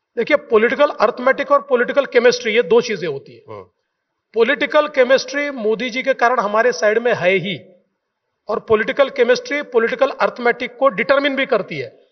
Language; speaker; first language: Hindi; non-native, local second language; Marathi